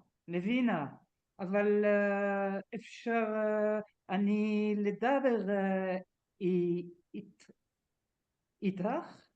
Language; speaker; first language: Hebrew; non-native, learner; French